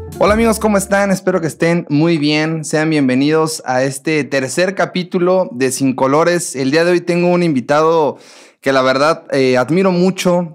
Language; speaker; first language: Spanish; native; Spanish